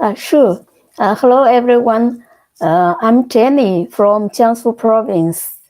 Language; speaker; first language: English; non-native, learner; Chinese